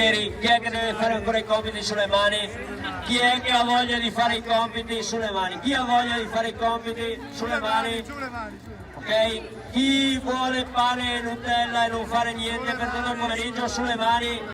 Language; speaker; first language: Italian; native; Italian